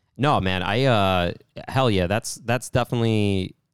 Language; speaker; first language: English; native; English